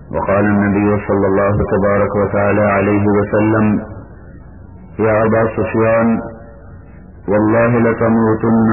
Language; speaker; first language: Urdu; non-native, local second language; Punjabi